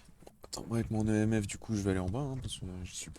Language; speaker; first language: French; native; French